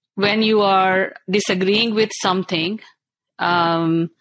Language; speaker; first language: English; non-native, local second language; Punjabi